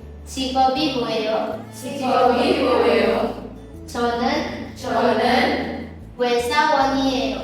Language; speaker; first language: Korean; non-native, learner; Indonesian